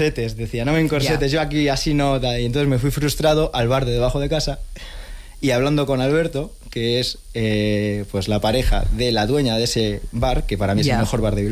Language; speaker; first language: Spanish; native; Spanish